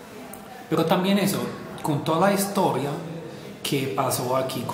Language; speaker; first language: Spanish; non-native, fluent; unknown